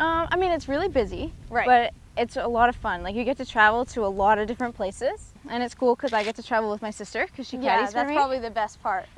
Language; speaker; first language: English; native; English